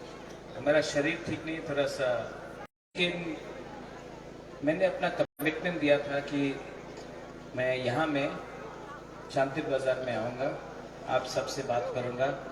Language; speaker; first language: Hindi; non-native, local second language; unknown